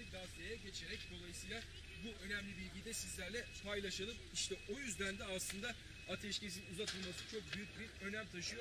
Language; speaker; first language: Turkish; native; Turkish